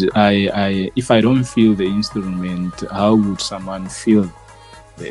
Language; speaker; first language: English; non-native, local second language; Northern Sotho